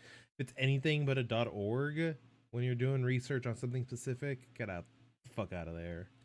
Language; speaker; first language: English; native; English